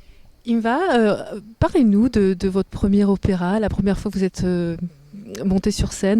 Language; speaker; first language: French; native; French